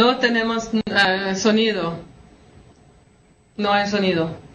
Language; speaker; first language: Spanish; non-native, learner; French